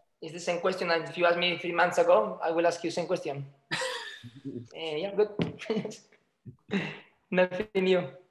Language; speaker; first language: English; non-native, fluent; Spanish